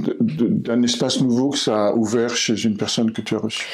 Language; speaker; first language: French; native; French